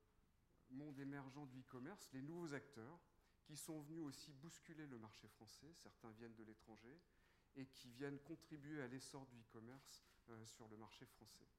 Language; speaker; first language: French; native; French